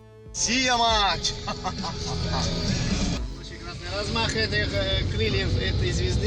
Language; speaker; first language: Russian; native; Russian